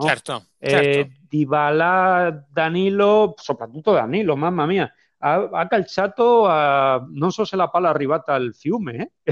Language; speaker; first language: Italian; non-native, fluent; Spanish